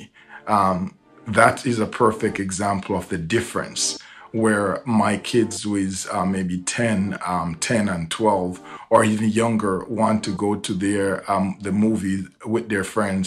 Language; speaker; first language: English; non-native, local second language; Jamaican Creole English